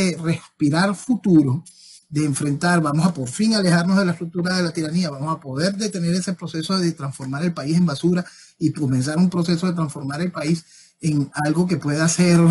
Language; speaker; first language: Spanish; native; Spanish